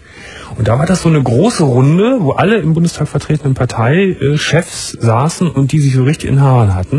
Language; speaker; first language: German; native; German